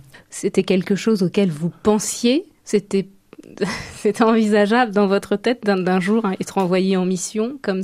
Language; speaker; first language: French; native; French